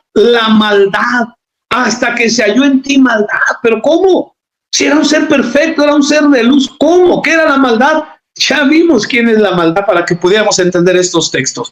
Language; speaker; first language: Spanish; native; Spanish